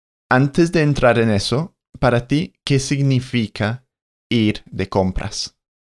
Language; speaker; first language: Spanish; non-native, fluent; English